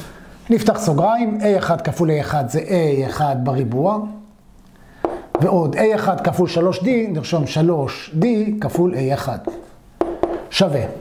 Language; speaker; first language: Hebrew; native; Hebrew